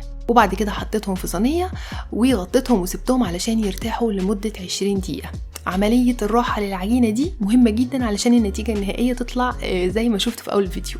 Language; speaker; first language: Arabic; native; Arabic